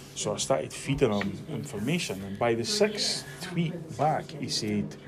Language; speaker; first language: English; native; English